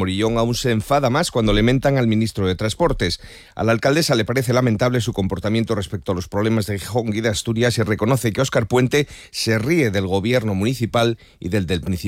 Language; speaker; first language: Spanish; native; Spanish